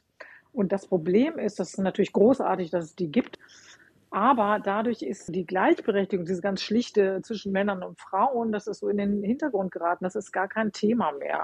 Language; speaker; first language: German; native; German